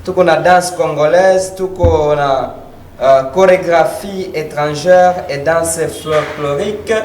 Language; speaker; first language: French; non-native, local second language; Swahili